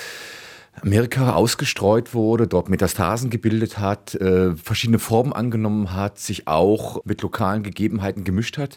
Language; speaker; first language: German; native; German